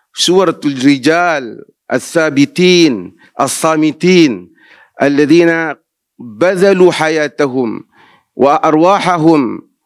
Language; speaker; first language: Arabic; non-native, fluent; Malay